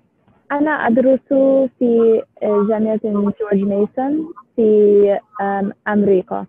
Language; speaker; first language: Arabic; non-native, learner; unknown